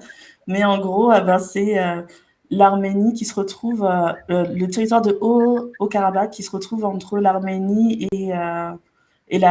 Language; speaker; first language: French; native; French